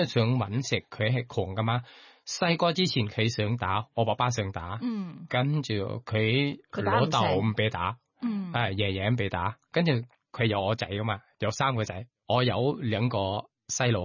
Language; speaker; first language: Cantonese; non-native, learner; Thai